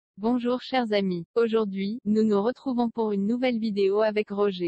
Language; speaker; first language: French; native; French